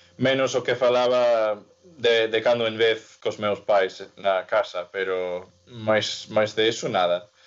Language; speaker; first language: Galician; non-native, fluent; English